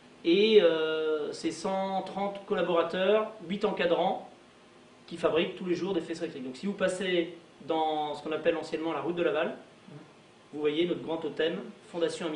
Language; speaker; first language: French; native; French